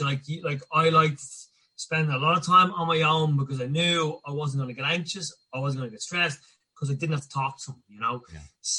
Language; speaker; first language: English; native; English